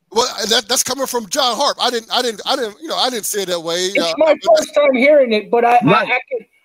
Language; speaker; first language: English; native; English